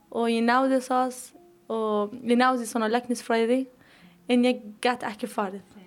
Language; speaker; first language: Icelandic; non-native, learner; Persian